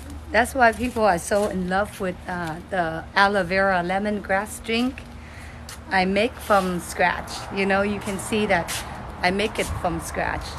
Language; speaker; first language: English; non-native, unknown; Vietnamese